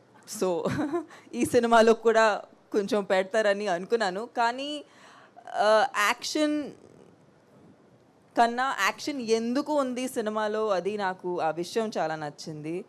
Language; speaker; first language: Telugu; non-native, local second language; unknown